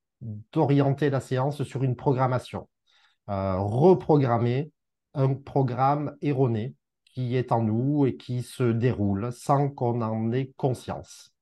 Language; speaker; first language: French; native; French